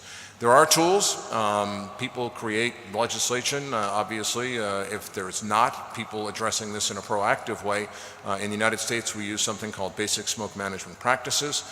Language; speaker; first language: English; native; English